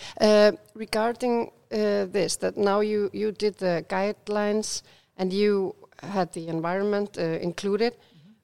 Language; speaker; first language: English; non-native, fluent; Icelandic